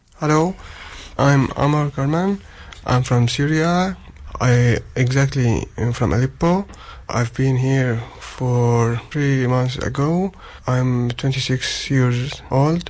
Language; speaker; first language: English; non-native, learner; Arabic